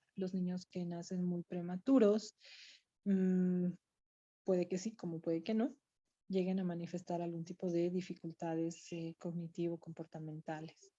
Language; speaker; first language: Spanish; native; Spanish